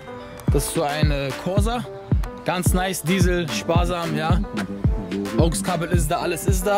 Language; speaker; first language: German; native; German